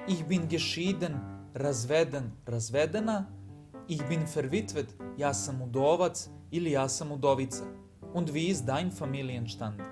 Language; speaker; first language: German; non-native, fluent; Serbian